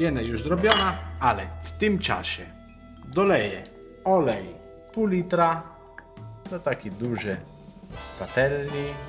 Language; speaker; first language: Polish; non-native, learner; Italian